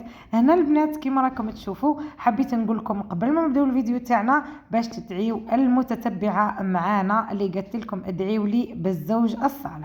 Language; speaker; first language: Arabic; native; Arabic